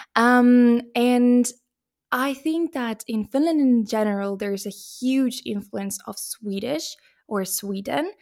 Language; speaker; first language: English; non-native, fluent; Finnish